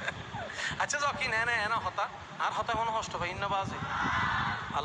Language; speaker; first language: Bangla; non-native, local second language; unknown